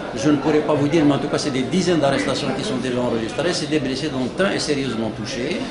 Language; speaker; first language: French; non-native, local second language; Kabyle